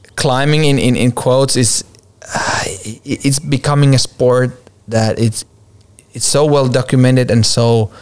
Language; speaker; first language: English; non-native, fluent; Finnish